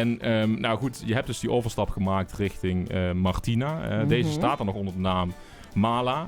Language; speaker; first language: Dutch; native; Dutch